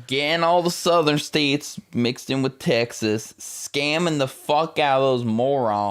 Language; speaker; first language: English; native; English